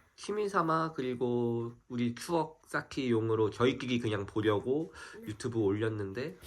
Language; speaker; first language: Korean; native; Korean